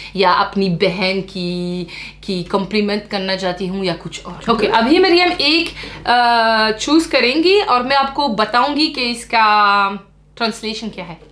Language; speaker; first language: Hindi; non-native, learner; Riffian